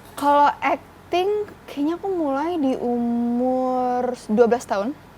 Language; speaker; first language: Indonesian; early bilingual, other home language; English